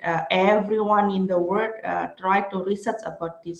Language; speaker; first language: English; non-native, learner; Indonesian